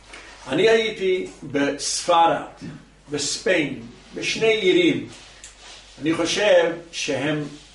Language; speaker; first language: Hebrew; non-native, fluent; English